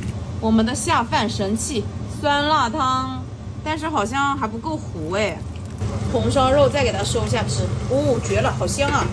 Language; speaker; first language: Chinese; native; Chinese